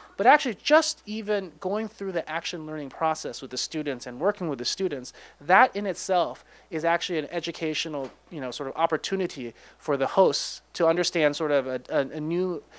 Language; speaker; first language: English; native; English